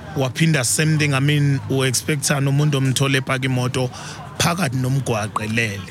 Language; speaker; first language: Zulu; native; Zulu